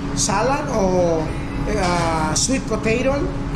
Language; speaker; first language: English; non-native, learner; Spanish